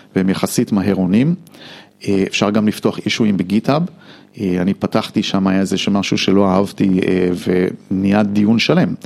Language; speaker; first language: Hebrew; non-native, fluent; English